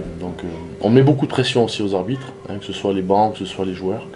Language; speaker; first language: French; native; French